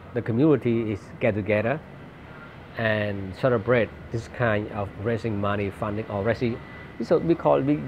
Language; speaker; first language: English; non-native, fluent; Khmer